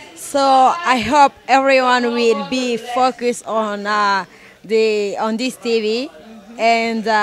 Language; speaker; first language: English; non-native, learner; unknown